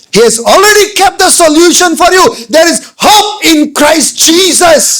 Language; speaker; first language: English; non-native, local second language; Telugu